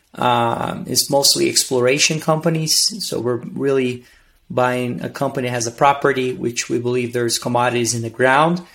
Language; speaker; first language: English; non-native, fluent; Portuguese